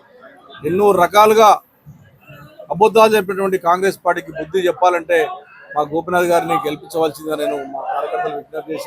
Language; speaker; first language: Telugu; native; Telugu